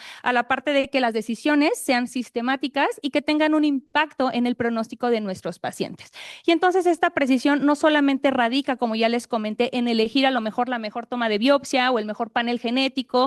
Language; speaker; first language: Spanish; native; Spanish